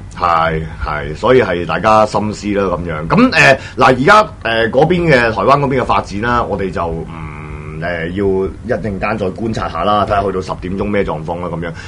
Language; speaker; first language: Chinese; non-native, local second language; Cantonese